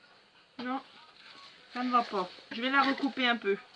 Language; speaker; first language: French; native; French